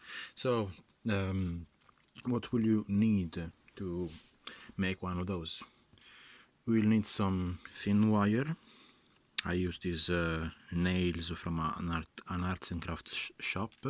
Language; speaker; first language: English; non-native, fluent; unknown